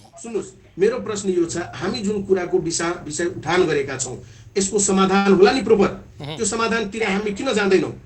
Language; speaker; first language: Nepali; non-native, local second language; Maithili